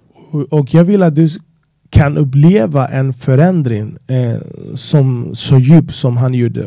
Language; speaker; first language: Swedish; non-native, fluent; Spanish